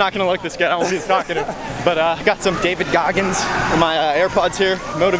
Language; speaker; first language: English; native; English